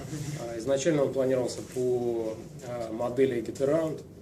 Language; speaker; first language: Russian; native; Russian